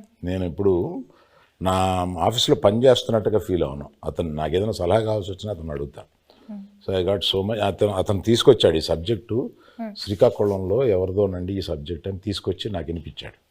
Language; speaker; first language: Telugu; native; Telugu